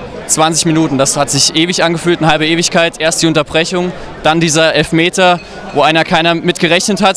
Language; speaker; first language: German; native; German